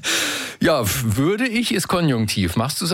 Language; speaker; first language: German; native; German